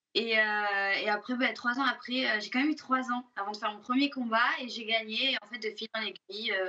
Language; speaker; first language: French; native; French